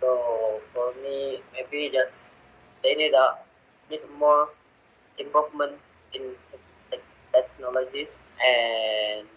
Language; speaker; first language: English; non-native, learner; Indonesian